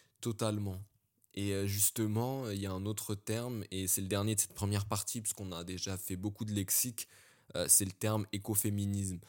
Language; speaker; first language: French; early bilingual, other home language; Arabic